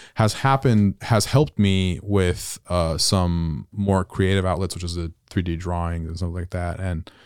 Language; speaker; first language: English; non-native, fluent; Italian